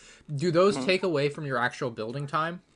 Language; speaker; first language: English; native; English